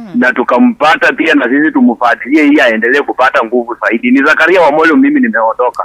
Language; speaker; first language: Swahili; non-native, local second language; Luyia